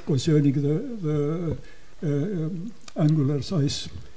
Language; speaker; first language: English; non-native, fluent; Finnish